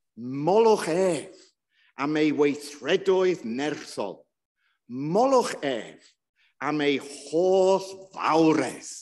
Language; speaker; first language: Welsh; non-native, local second language; English